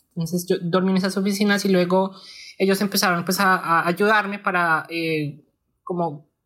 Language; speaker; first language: Spanish; native; Spanish